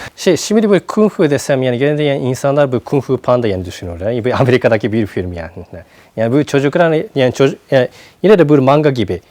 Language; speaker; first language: Turkish; non-native, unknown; Japanese